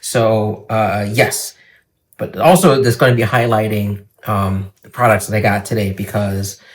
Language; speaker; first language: English; native; English